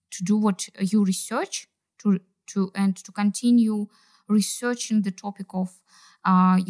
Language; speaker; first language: English; non-native, fluent; Kazakh